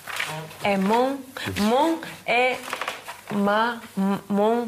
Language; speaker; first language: French; non-native, learner; Russian